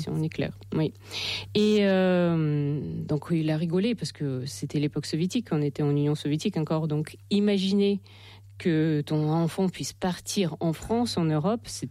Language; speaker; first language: French; non-native, fluent; Russian